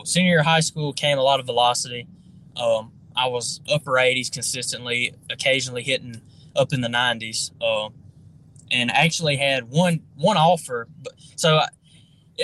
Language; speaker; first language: English; native; English